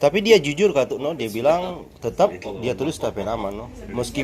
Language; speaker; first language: Indonesian; native; Indonesian